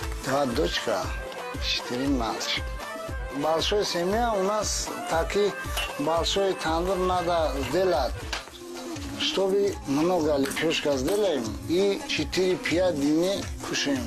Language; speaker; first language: Russian; non-native, learner; Tajik